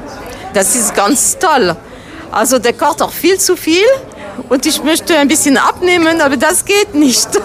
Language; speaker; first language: German; non-native, fluent; Turkish